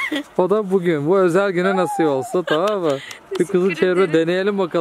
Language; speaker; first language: Turkish; native; Turkish